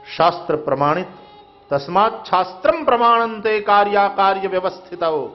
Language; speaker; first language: Hindi; non-native, local second language; Gujarati